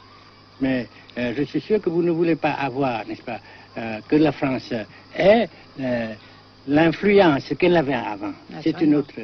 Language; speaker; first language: French; non-native, fluent; Vietnamese